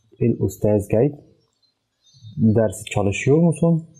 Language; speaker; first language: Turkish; non-native, fluent; Arabic